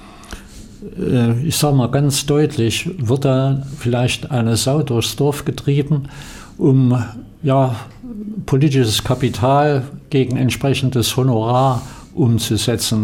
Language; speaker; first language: German; native; German